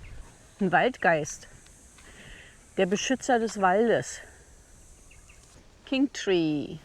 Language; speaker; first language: German; native; German